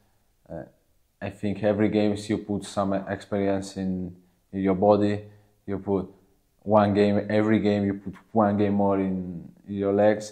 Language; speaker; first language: English; non-native, learner; Italian